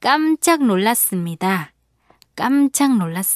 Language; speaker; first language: Korean; non-native, fluent; Vietnamese